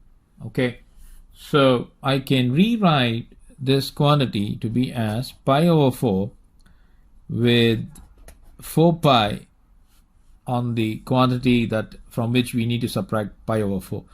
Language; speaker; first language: English; non-native, local second language; Tamil